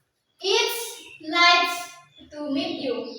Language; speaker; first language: English; non-native, learner; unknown